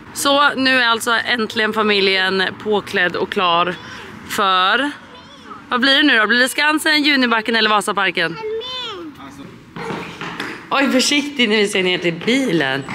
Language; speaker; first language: Swedish; native; Swedish